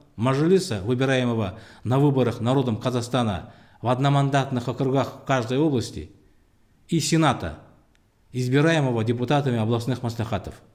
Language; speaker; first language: Russian; non-native, local second language; Kazakh